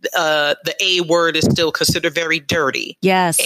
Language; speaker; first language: English; native; English